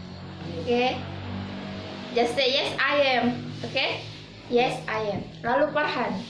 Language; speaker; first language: English; non-native, learner; Indonesian